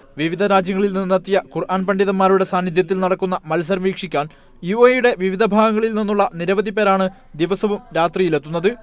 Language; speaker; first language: Malayalam; native; Malayalam